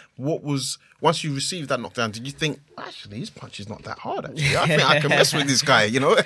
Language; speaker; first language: English; early bilingual, other home language; Akan